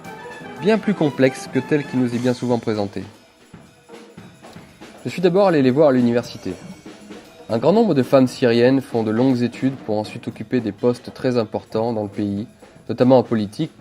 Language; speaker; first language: French; native; French